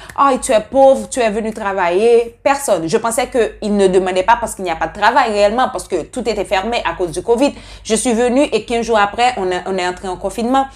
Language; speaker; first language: French; non-native, local second language; Haitian Creole